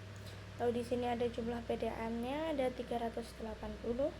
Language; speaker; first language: Indonesian; native; Indonesian